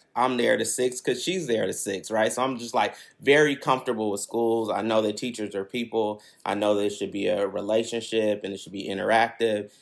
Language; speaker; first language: English; native; English